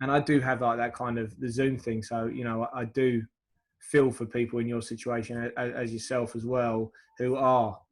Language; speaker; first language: English; native; English